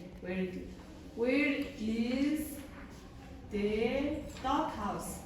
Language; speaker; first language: English; non-native, fluent; Mongolian